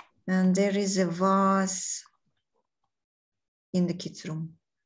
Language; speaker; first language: English; non-native, learner; Russian